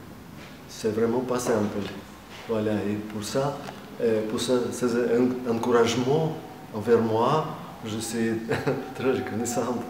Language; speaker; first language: French; non-native, fluent; Russian